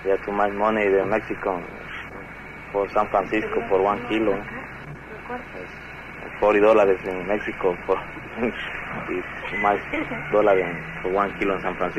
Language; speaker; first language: English; non-native, learner; Spanish